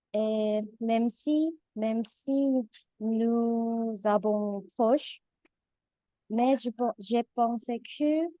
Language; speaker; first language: French; non-native, learner; Korean